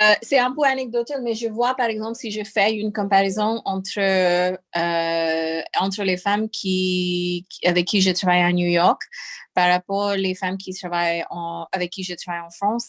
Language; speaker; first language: French; non-native, fluent; English